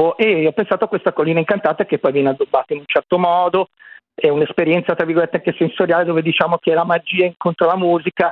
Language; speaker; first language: Italian; native; Italian